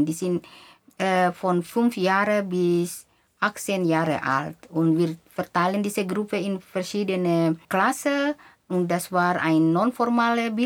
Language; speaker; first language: German; non-native, fluent; Indonesian